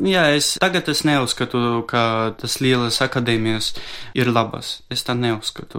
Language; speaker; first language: Latvian; non-native, local second language; Russian